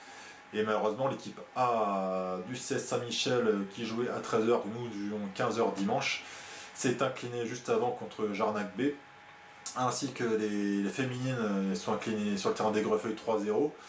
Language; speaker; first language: French; native; French